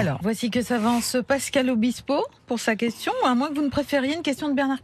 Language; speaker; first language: French; native; French